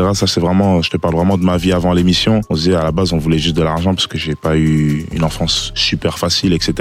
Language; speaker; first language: French; early bilingual, other home language; Lingala